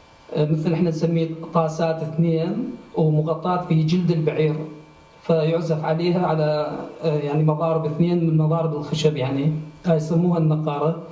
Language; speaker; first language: Arabic; native; Arabic